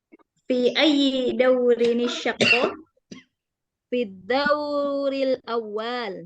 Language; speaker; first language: Arabic; non-native, learner; Indonesian